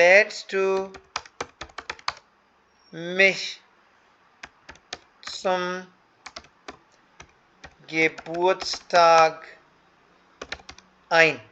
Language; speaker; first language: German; non-native, fluent; Hindi